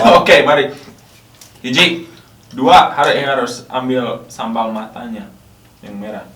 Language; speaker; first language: Indonesian; non-native, learner; English